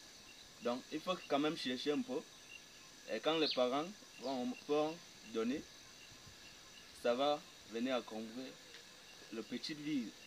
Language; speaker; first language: French; non-native, local second language; English